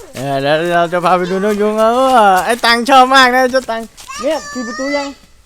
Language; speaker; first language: Thai; native; Thai